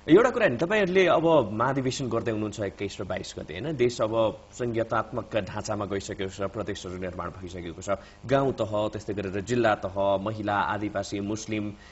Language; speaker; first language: Nepali; native; Nepali